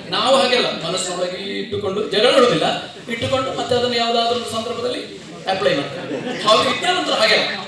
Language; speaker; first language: Kannada; non-native, local second language; Malayalam